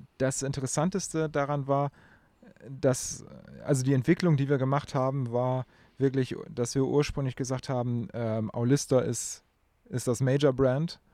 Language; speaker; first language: German; native; German